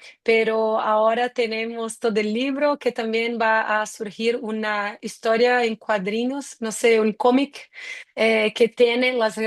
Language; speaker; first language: Spanish; non-native, fluent; Portuguese